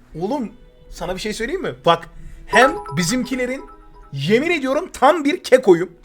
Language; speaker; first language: Turkish; native; Turkish